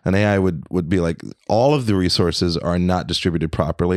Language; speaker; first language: English; early bilingual, other home language; French